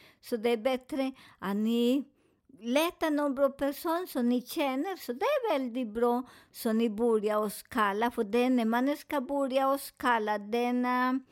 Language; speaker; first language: Swedish; non-native, learner; Spanish